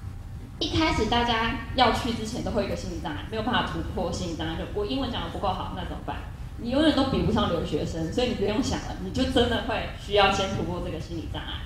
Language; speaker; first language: Chinese; native; Chinese